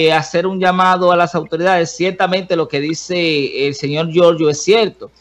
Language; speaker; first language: Spanish; native; Spanish